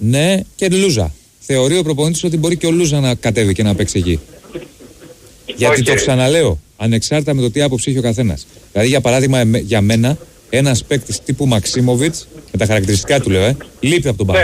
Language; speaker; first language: Greek; native; Greek